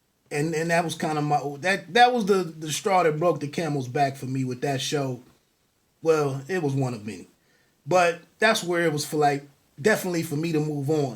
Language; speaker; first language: English; native; English